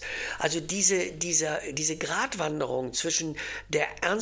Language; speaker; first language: German; native; German